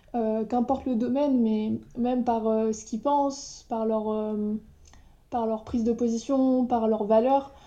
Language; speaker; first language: French; native; French